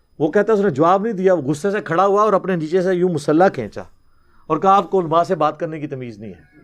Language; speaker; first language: Urdu; non-native, local second language; Punjabi